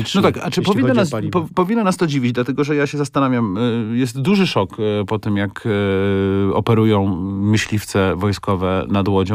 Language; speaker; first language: Polish; native; Polish